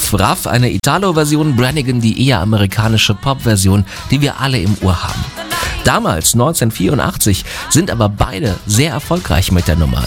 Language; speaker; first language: German; native; German